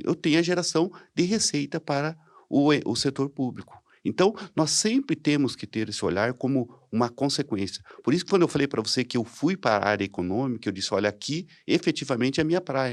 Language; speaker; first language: Portuguese; native; Portuguese